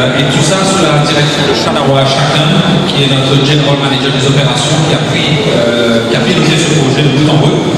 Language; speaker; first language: French; native; French